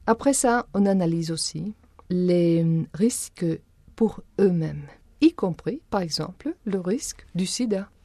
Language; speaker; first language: French; non-native, fluent; Spanish